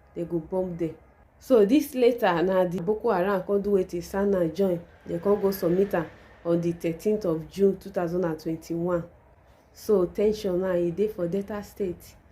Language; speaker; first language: Nigerian Pidgin; non-native, local second language; Igbo